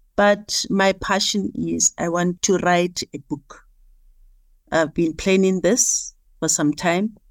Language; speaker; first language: English; non-native, local second language; Southern Sotho